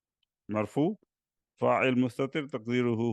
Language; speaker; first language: Arabic; non-native, fluent; Urdu